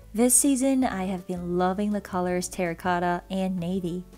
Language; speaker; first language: English; non-native, fluent; Chinese